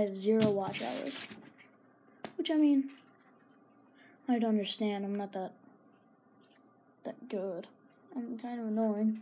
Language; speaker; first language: English; native; English